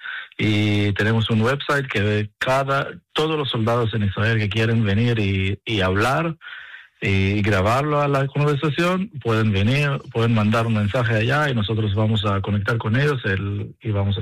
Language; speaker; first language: Spanish; non-native, learner; Hebrew